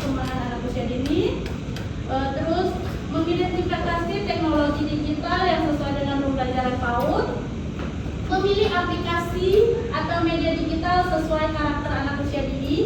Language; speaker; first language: Indonesian; native; Indonesian